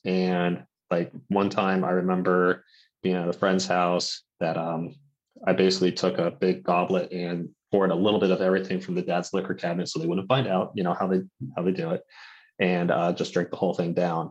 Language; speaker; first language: English; native; English